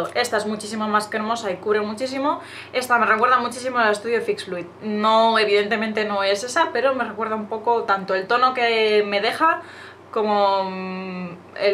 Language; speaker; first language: Spanish; native; Spanish